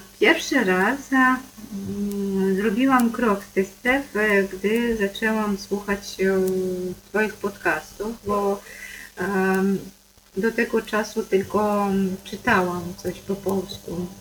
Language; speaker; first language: Polish; non-native, fluent; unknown